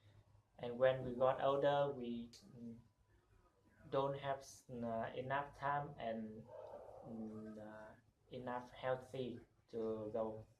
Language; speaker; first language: English; non-native, learner; Vietnamese